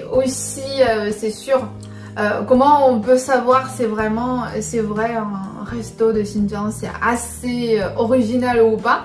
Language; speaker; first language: French; non-native, learner; Chinese